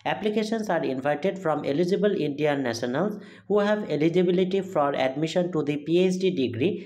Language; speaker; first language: English; non-native, local second language; Bangla